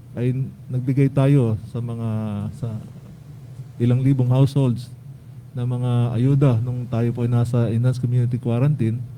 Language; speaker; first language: Filipino; native; Filipino